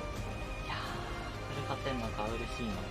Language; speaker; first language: Japanese; native; Japanese